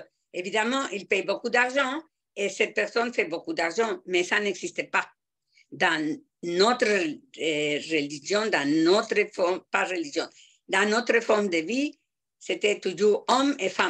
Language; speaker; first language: French; non-native, fluent; Spanish